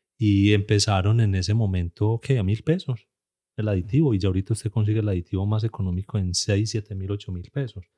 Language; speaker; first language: Spanish; native; Spanish